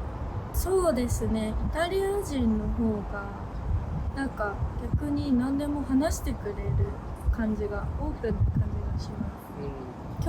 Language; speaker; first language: Japanese; native; Japanese